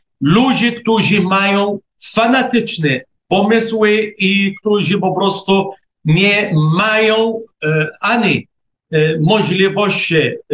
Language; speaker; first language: Polish; non-native, fluent; Arabic